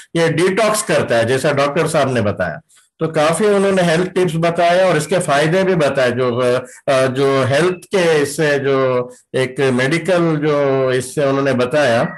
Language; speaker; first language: Urdu; native; Urdu